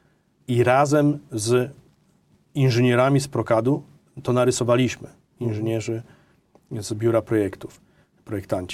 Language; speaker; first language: Polish; native; Polish